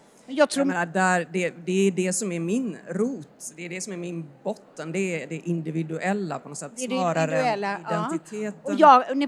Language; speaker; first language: Swedish; native; Swedish